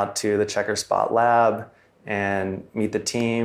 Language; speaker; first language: English; native; English